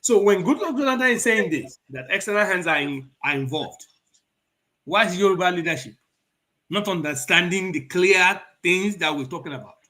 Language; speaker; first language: English; non-native, local second language; Yoruba